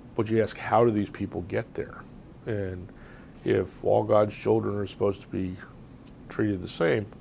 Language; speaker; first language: English; native; English